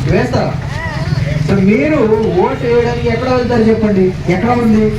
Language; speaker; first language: Telugu; non-native, local second language; Marathi